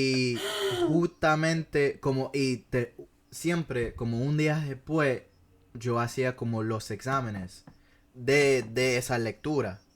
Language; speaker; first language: Spanish; non-native, fluent; English